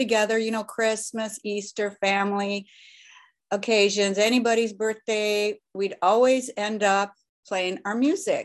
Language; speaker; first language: English; early bilingual, other home language; Norwegian